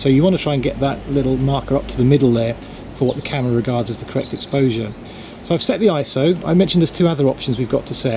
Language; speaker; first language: English; native; English